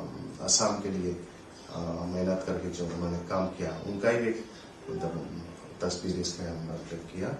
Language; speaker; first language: Hindi; non-native, local second language; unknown